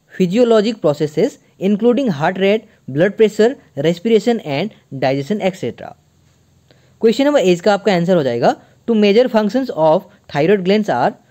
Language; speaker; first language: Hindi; non-native, local second language; Assamese